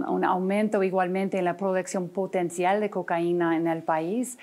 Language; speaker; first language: Spanish; non-native, fluent; English